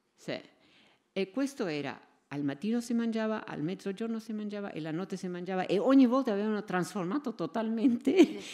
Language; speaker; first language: Italian; non-native, fluent; Spanish